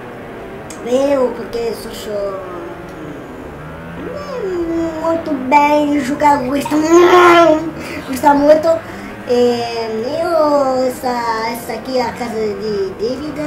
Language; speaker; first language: Portuguese; non-native, learner; Italian